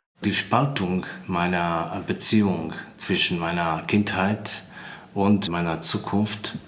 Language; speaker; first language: German; non-native, fluent; Bosnian